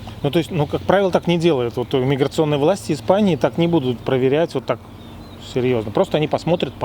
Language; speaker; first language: Russian; native; Russian